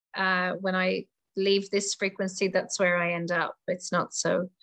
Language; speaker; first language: English; native; English